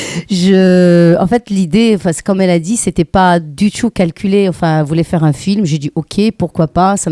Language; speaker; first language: French; non-native, local second language; Arabic